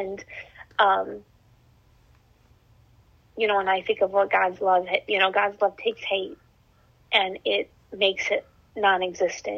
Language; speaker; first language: English; native; English